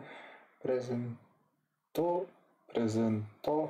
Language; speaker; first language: Japanese; non-native, learner; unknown